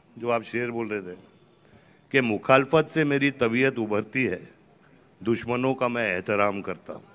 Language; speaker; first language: Hindi; native; Hindi